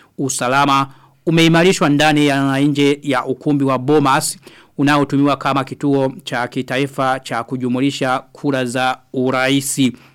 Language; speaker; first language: Swahili; non-native, local second language; Rundi